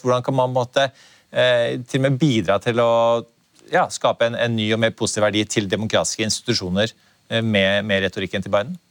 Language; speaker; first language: Norwegian; native; Norwegian